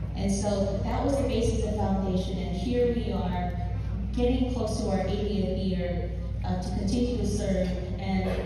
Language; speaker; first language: English; native; English